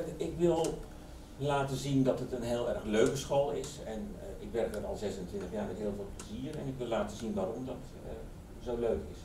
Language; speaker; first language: Dutch; native; Dutch